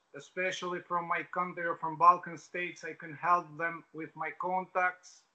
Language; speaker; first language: English; non-native, fluent; Albanian